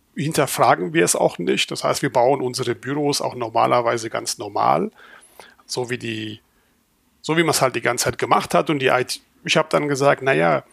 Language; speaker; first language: German; native; German